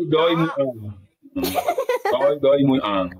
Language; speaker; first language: Vietnamese; non-native, learner; Indonesian